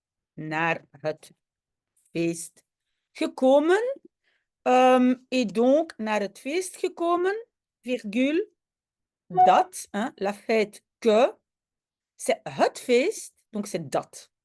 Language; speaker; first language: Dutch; non-native, local second language; French